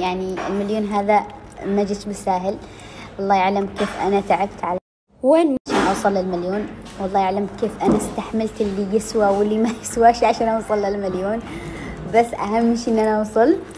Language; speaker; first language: Arabic; native; Arabic